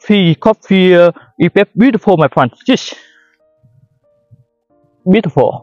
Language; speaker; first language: English; non-native, learner; Vietnamese